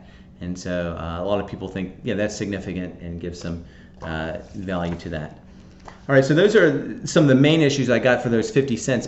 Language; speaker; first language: English; native; English